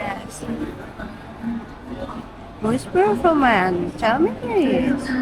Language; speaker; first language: English; non-native, learner; Russian